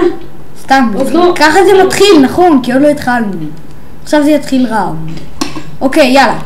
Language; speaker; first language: Hebrew; native; Hebrew